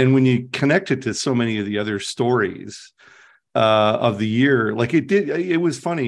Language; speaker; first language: English; native; English